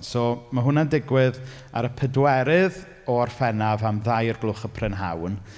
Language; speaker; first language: Welsh; native; Welsh